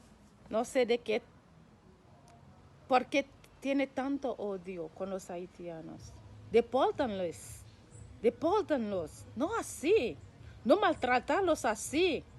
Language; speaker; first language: Spanish; non-native, local second language; Haitian Creole